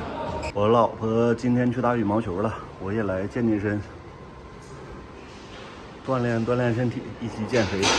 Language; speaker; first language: Chinese; native; Chinese